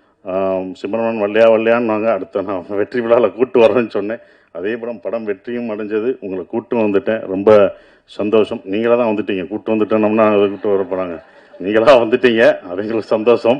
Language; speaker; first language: Tamil; native; Tamil